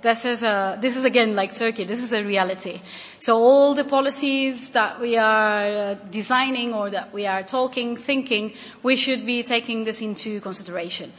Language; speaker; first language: English; non-native, fluent; Turkish